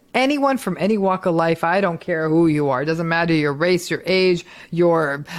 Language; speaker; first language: English; early bilingual, other home language; Hindi